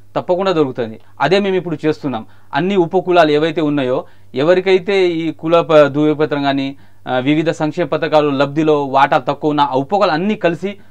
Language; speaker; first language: Telugu; non-native, local second language; Marathi